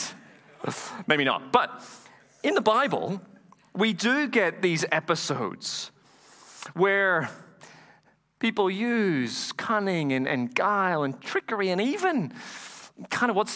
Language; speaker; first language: English; native; English